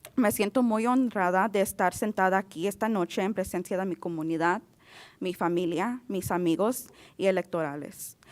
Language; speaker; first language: Spanish; early bilingual, other home language; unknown